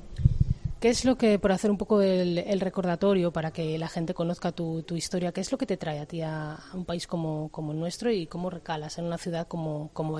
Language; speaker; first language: Spanish; native; Spanish